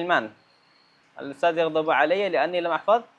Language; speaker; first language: Arabic; non-native, fluent; Indonesian